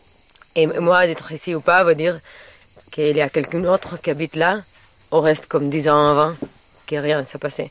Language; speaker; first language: French; non-native, fluent; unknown